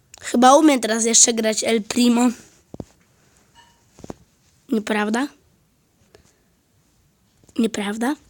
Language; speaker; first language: Polish; native; Polish